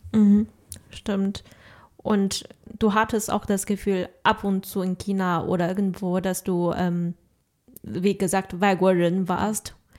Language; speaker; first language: German; non-native, fluent; Chinese